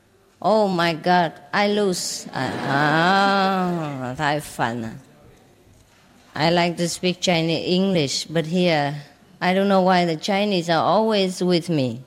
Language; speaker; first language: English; non-native, fluent; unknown